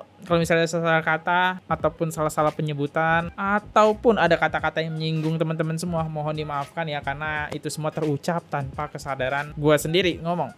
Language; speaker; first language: Indonesian; native; Indonesian